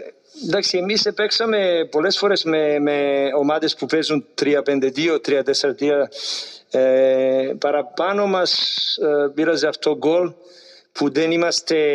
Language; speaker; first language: Greek; non-native, learner; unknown